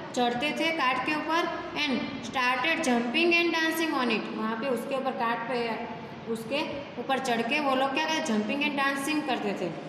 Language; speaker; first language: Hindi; non-native, local second language; Gujarati